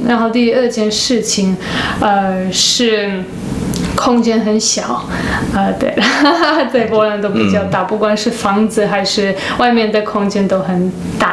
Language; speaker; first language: Chinese; non-native, fluent; Polish